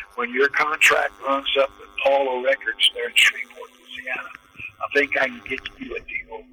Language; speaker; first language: English; native; English